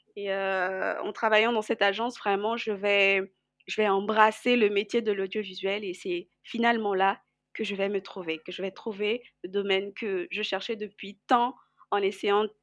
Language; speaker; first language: French; non-native, local second language; Lingala